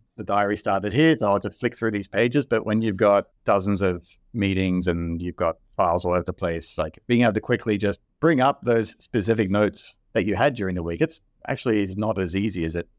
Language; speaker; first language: English; native; English